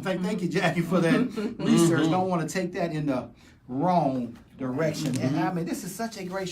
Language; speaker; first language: English; native; English